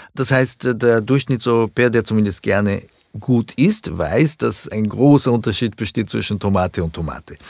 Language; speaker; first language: German; early bilingual, other home language; Japanese